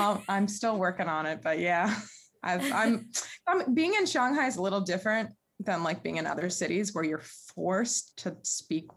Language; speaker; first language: English; native; English